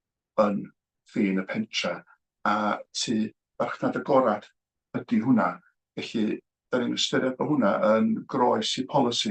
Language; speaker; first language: Welsh; native; Welsh